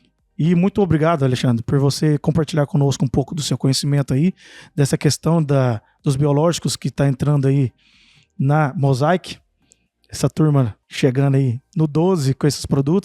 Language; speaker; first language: Portuguese; native; Portuguese